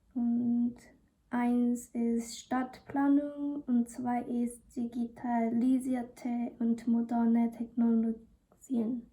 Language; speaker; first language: German; non-native, learner; Korean